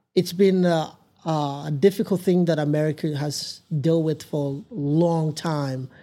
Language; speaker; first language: English; non-native, local second language; Rundi